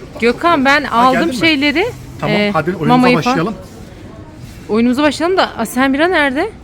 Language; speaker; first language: Turkish; native; Turkish